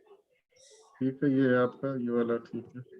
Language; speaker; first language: Hindi; native; Hindi